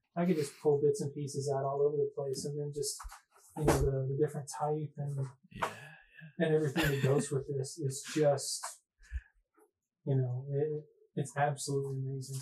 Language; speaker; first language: English; native; English